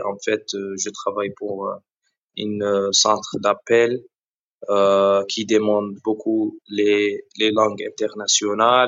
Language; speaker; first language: French; non-native, learner; Arabic